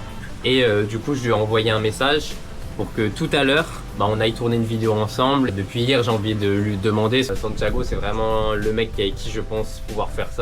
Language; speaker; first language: French; native; French